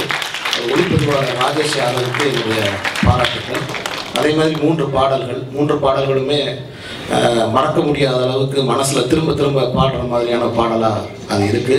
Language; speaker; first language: Tamil; native; Tamil